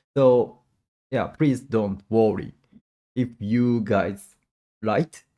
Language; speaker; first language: English; non-native, learner; Japanese